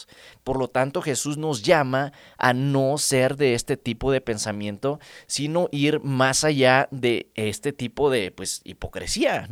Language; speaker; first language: Spanish; native; Spanish